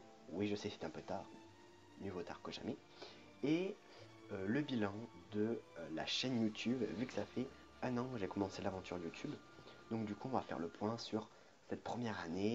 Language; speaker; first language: French; native; French